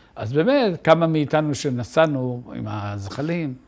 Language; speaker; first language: Hebrew; native; Hebrew